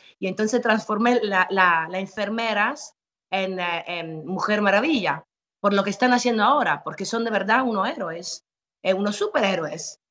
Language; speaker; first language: Spanish; non-native, fluent; Italian